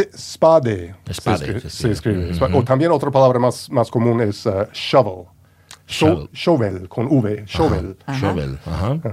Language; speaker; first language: Spanish; non-native, fluent; English